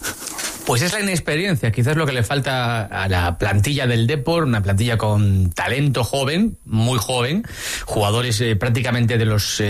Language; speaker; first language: Spanish; native; Spanish